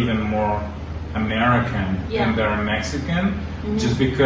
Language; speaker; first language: English; non-native, fluent; Spanish